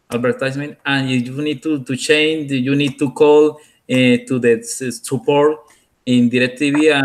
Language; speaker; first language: English; non-native, learner; Spanish